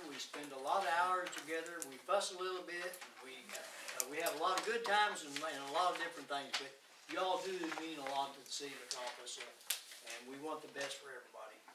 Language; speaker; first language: English; native; English